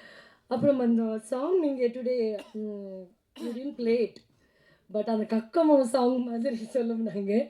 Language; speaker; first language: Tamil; non-native, learner; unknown